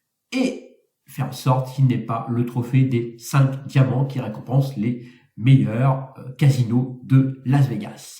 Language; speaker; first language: French; native; French